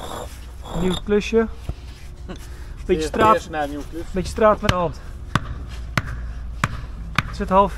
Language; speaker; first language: Dutch; native; Dutch